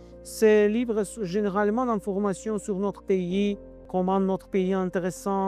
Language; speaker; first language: French; non-native, learner; Azerbaijani